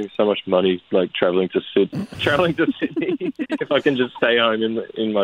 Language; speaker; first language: English; native; English